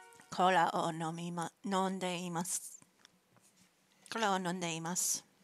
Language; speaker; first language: Japanese; non-native, learner; English